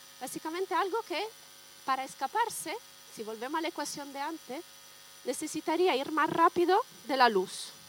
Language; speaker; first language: Spanish; non-native, fluent; Italian